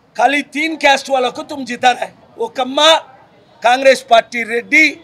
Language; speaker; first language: Hindi; non-native, local second language; Telugu